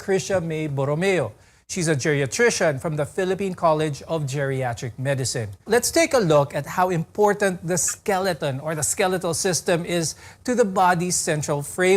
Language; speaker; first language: English; non-native, local second language; Filipino